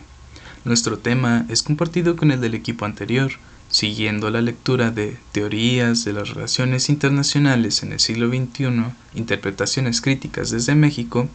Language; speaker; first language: Spanish; native; Spanish